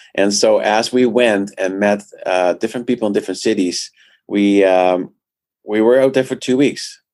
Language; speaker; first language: English; non-native, fluent; Dutch